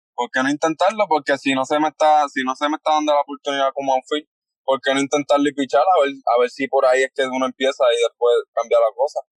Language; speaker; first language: Spanish; native; Spanish